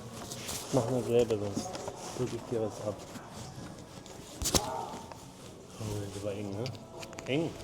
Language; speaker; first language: German; native; German